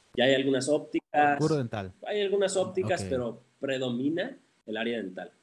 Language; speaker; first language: Spanish; early bilingual, heritage; Spanish